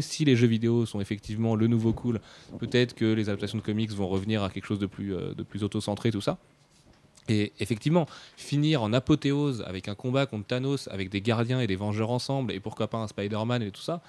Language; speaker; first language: French; native; French